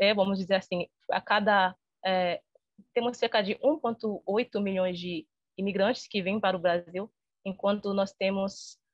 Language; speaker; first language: Portuguese; non-native, fluent; Haitian Creole